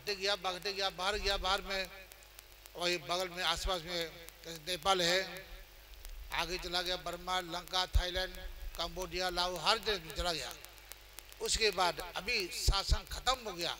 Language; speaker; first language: Hindi; non-native, fluent; Burmese